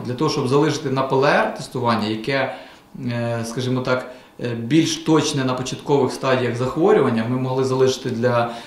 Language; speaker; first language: Ukrainian; native; Ukrainian